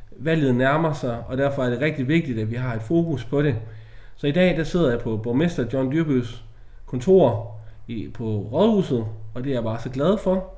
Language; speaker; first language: Danish; native; Danish